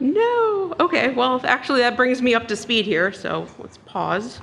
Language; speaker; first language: English; native; English